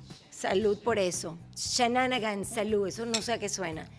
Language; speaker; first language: Spanish; native; Spanish